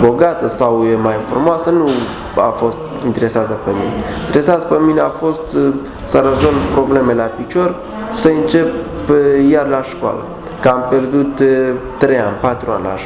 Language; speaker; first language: Romanian; non-native, learner; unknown